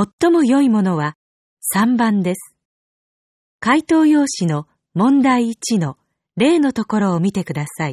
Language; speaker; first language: Japanese; native; Japanese